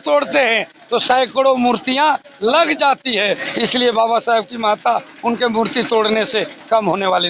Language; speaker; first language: Hindi; native; Hindi